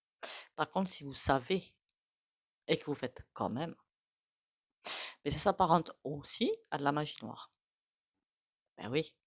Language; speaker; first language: French; native; French